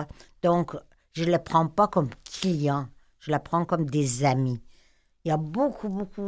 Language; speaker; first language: French; non-native, fluent; Persian